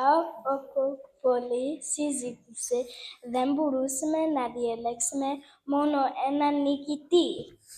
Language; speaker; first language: Greek; early bilingual, heritage; Greek